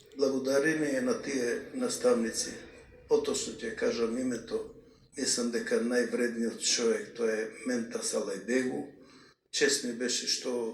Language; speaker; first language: Macedonian; non-native, local second language; Albanian